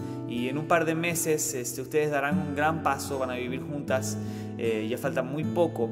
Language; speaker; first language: Spanish; native; Spanish